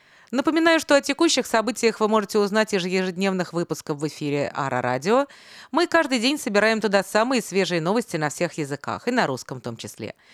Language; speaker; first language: Russian; native; Russian